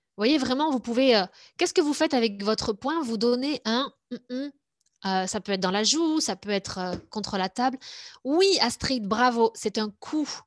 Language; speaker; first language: French; native; French